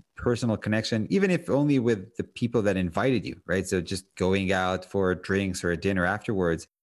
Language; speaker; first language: English; non-native, fluent; Hebrew